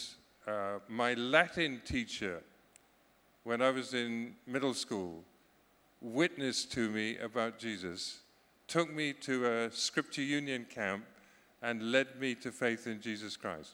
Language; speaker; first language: English; native; English